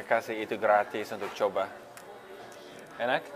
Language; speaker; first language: Indonesian; non-native, fluent; English